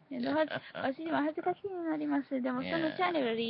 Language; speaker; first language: Japanese; non-native, learner; English